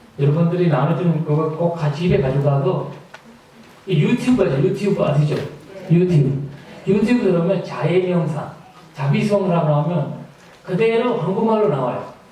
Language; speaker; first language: Korean; non-native, fluent; Sinhala